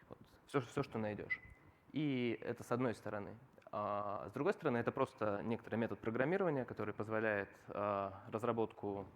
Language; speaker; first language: Russian; native; Russian